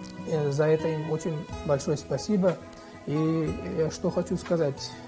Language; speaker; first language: Russian; non-native, fluent; Uzbek